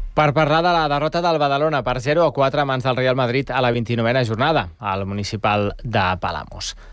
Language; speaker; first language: Catalan; native; Catalan